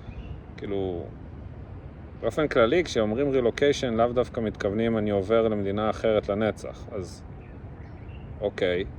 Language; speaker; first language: Hebrew; early bilingual, other home language; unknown